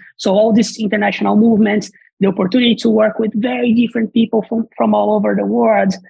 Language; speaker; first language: English; non-native, fluent; Portuguese